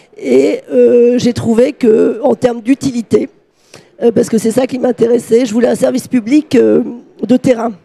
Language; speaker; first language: French; native; French